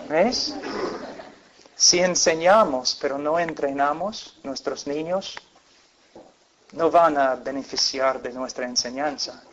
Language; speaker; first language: Spanish; non-native, fluent; English